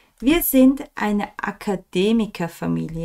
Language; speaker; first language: German; non-native, fluent; Turkish